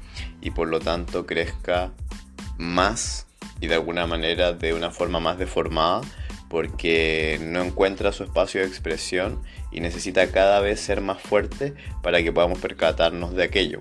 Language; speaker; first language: Spanish; native; Spanish